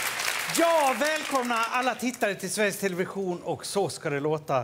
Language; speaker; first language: Swedish; native; Swedish